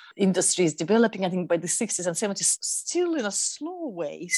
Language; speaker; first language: English; non-native, fluent; Russian